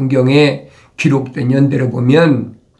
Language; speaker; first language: Korean; native; Korean